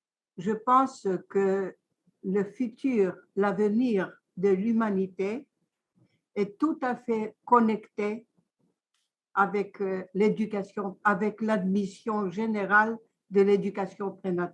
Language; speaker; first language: French; non-native, fluent; Greek